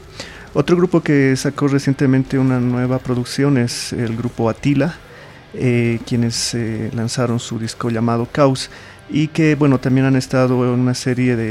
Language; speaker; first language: Spanish; native; Spanish